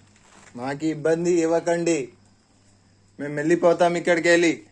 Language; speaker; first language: Telugu; non-native, local second language; Hindi